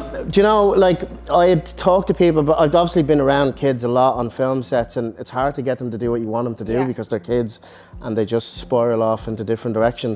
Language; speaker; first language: English; native; English